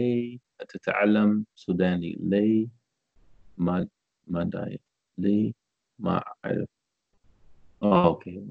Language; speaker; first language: Arabic; non-native, learner; English